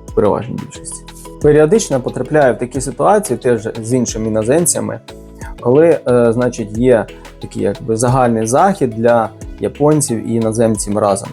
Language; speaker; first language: Ukrainian; native; Ukrainian